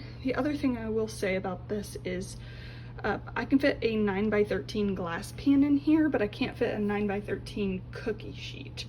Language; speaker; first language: English; native; English